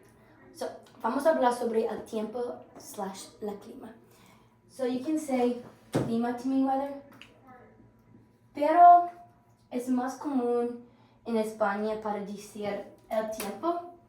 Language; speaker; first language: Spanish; non-native, learner; English